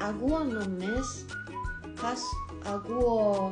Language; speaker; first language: Lithuanian; non-native, learner; Japanese